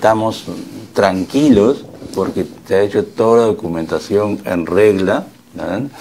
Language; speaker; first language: Spanish; native; Spanish